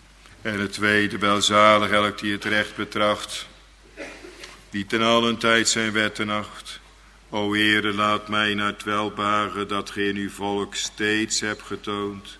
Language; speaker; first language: Dutch; native; Dutch